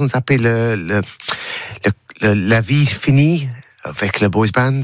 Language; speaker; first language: French; non-native, learner; English